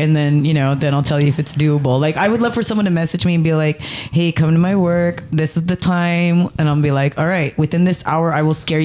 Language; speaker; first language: English; native; English